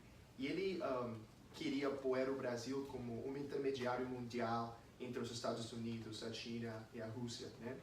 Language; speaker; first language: Portuguese; non-native, fluent; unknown